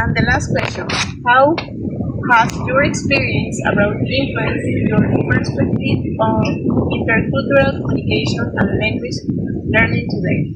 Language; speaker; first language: English; non-native, fluent; Spanish